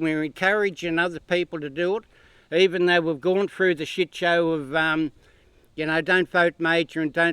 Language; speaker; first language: English; native; English